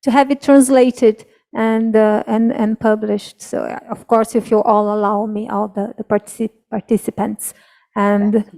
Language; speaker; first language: English; non-native, fluent; Portuguese